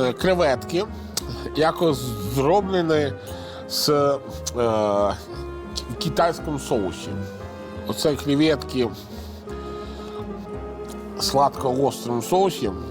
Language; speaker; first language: Ukrainian; non-native, fluent; Italian